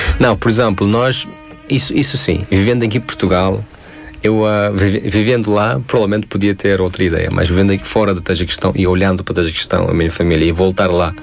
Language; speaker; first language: Portuguese; non-native, fluent; Tajik